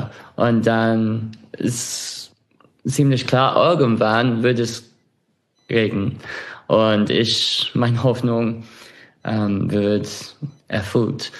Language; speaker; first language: German; non-native, fluent; English